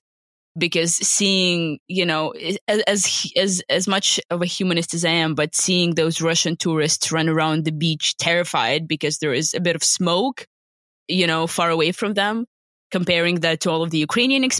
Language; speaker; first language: English; non-native, fluent; Ukrainian